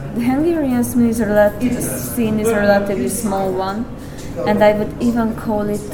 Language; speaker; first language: English; non-native, fluent; Hungarian